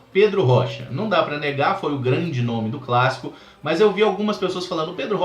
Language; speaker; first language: Portuguese; native; Portuguese